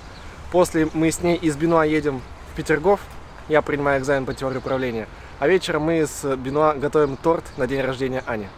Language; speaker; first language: Russian; native; Russian